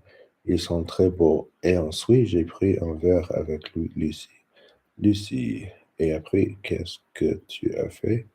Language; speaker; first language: French; non-native, learner; English